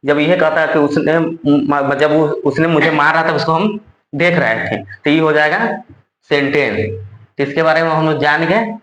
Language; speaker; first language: Hindi; non-native, local second language; Bhojpuri